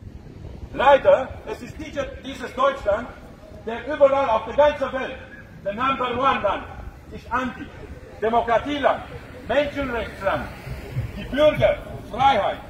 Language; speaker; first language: German; non-native, fluent; Romanian